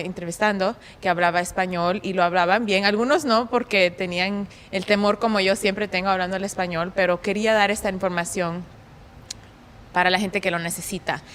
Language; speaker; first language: Spanish; early bilingual, heritage; Spanish